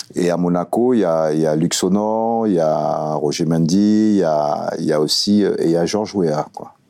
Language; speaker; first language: French; native; French